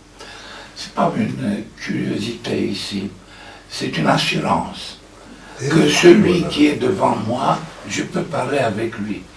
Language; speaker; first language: French; non-native, fluent; Romanian